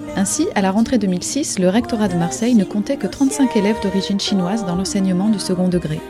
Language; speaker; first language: French; native; French